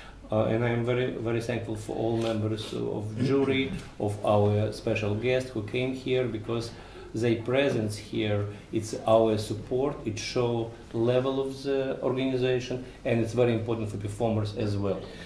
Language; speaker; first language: English; non-native, fluent; Russian